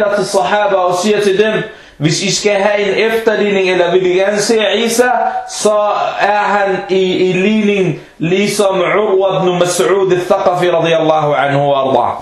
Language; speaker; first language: Danish; non-native, fluent; Arabic